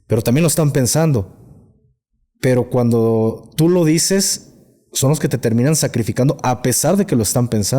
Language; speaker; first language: Spanish; native; Spanish